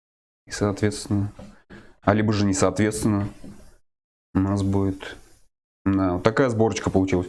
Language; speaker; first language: Russian; native; Russian